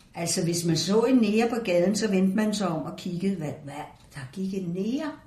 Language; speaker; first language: Danish; native; Danish